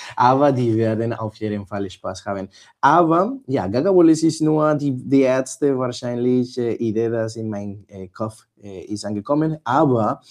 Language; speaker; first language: German; non-native, fluent; Spanish